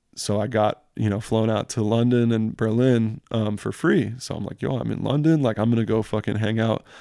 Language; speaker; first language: English; early bilingual, other home language; French